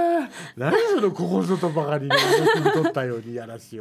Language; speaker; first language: Japanese; native; Japanese